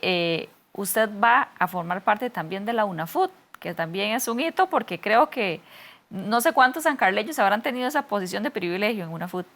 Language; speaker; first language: Spanish; native; Spanish